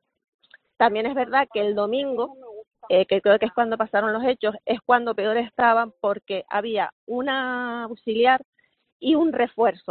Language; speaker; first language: Spanish; native; Spanish